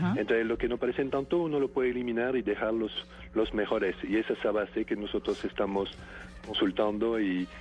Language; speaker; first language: Spanish; non-native, fluent; French